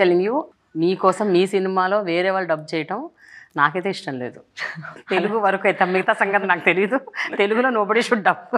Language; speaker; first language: Telugu; native; Telugu